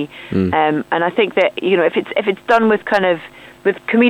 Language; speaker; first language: English; native; English